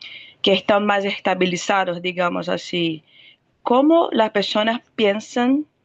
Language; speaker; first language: Spanish; non-native, fluent; Portuguese